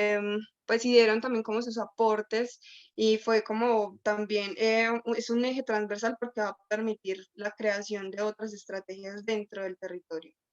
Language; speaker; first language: Spanish; native; Spanish